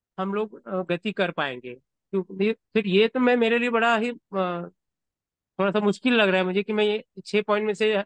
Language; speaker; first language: Hindi; native; Hindi